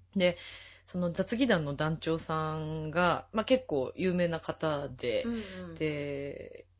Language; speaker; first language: Japanese; native; Japanese